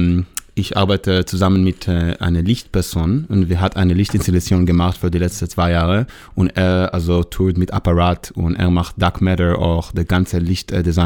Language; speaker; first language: German; non-native, fluent; Hebrew